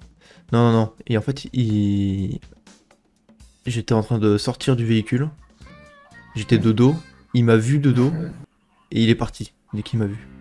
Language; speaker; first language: French; native; French